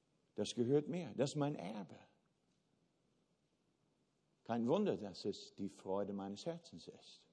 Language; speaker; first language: German; non-native, fluent; English